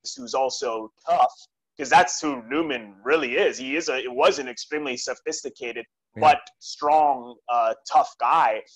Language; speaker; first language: English; native; English